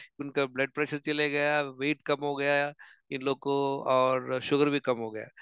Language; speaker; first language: Hindi; non-native, local second language; Telugu